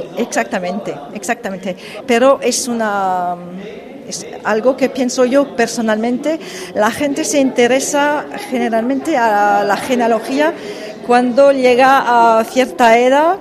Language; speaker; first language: Spanish; early bilingual, heritage; French